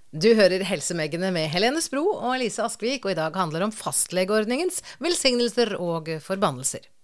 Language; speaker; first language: Norwegian; native; Norwegian